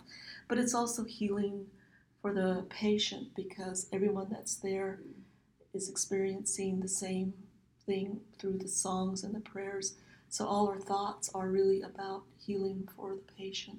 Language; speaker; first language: English; early bilingual, other home language; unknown